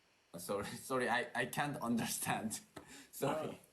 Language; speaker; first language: English; non-native, learner; Korean